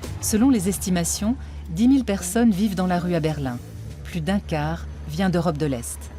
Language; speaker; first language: French; native; French